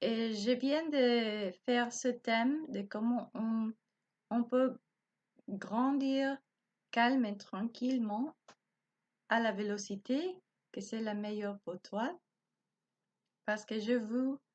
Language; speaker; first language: French; non-native, learner; Spanish